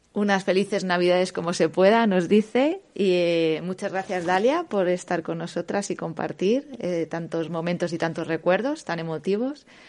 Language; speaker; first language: Spanish; native; Spanish